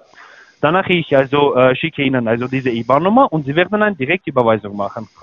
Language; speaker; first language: German; non-native, learner; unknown